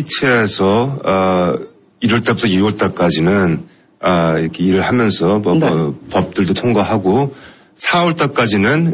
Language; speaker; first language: Korean; non-native, fluent; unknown